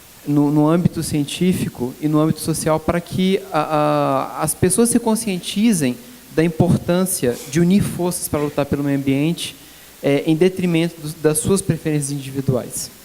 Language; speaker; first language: Portuguese; native; Portuguese